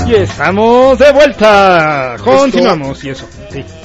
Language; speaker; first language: Spanish; native; Spanish